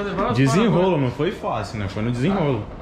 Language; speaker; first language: Portuguese; native; Portuguese